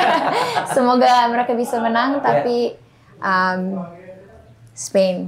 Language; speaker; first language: Indonesian; non-native, learner; English